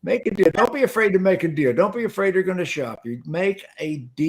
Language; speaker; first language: English; native; English